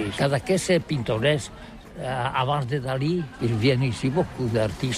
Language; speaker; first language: French; non-native, learner; Catalan